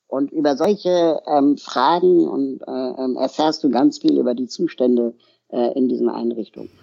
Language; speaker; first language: German; native; German